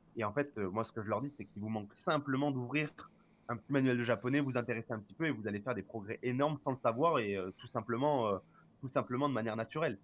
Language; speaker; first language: French; native; French